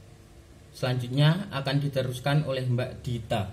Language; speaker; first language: Indonesian; native; Indonesian